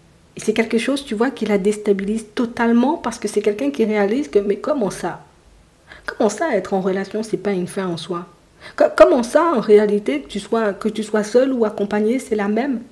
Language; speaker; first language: French; native; French